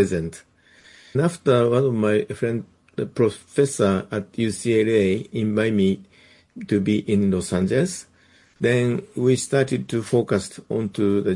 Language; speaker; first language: English; non-native, fluent; Japanese